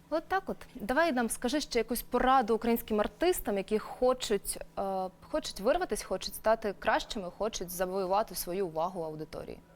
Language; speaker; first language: Ukrainian; non-native, local second language; Russian